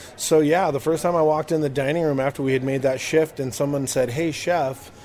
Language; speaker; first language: English; native; English